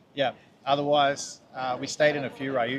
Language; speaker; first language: English; native; English